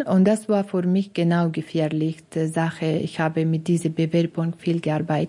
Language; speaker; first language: German; non-native, learner; Persian